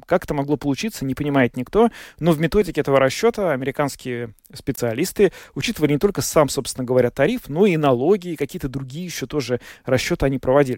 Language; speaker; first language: Russian; native; Russian